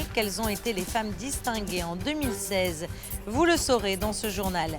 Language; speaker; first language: French; native; French